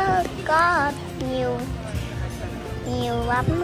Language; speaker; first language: Vietnamese; early bilingual, heritage; Vietnamese